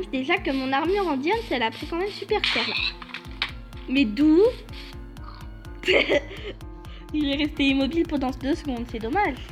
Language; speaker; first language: French; native; French